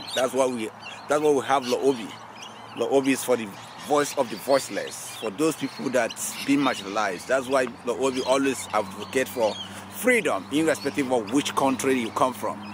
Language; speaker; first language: English; non-native, local second language; Igbo